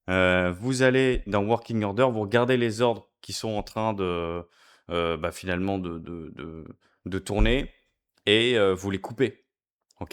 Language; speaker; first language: French; native; French